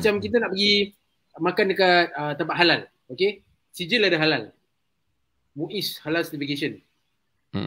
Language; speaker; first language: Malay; native; Malay